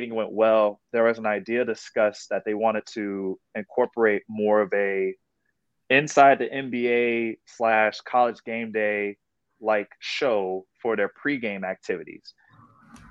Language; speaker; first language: English; native; English